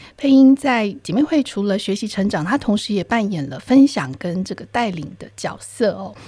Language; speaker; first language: Chinese; native; Chinese